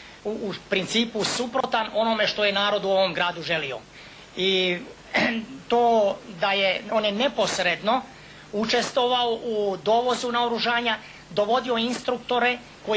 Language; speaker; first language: Bosnian; native; Bosnian